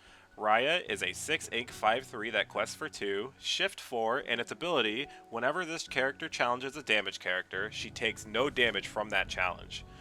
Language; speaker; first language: English; native; English